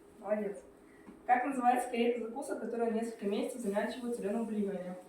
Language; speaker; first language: Russian; native; Russian